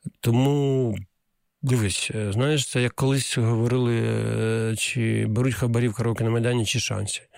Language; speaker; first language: Ukrainian; non-native, local second language; Russian